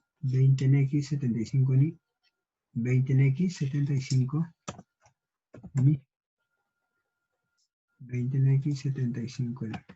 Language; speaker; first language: Spanish; native; Spanish